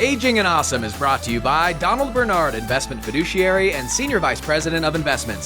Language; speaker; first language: English; native; English